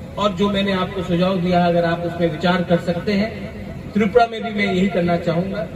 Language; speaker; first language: Hindi; non-native, local second language; Kok Borok